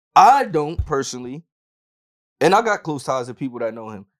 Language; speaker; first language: English; native; English